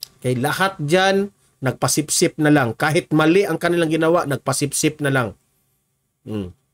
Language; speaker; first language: Filipino; native; Filipino